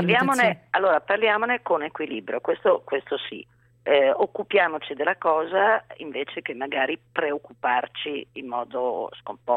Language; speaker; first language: Italian; native; Italian